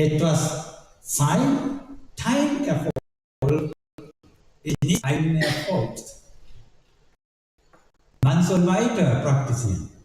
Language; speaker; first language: German; non-native, learner; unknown